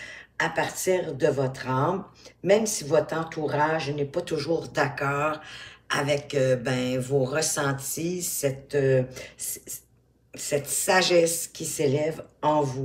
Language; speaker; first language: French; native; French